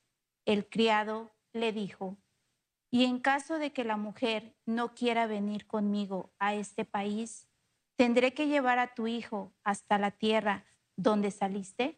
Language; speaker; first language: Spanish; native; Spanish